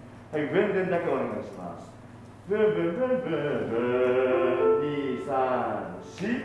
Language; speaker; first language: Japanese; native; Japanese